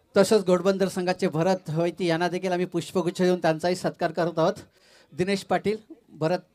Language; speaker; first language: Marathi; native; Marathi